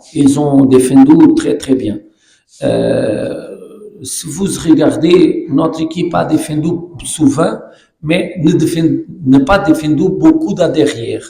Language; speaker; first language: French; non-native, learner; Portuguese